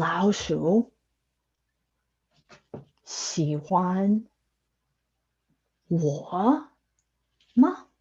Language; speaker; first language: Chinese; non-native, fluent; English